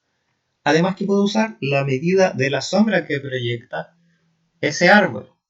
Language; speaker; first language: Spanish; native; Spanish